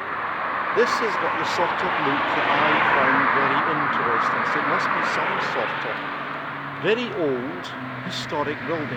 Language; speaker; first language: English; native; English